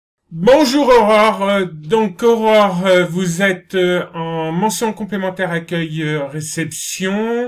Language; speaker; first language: French; native; French